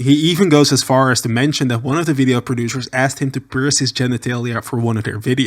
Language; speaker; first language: English; native; English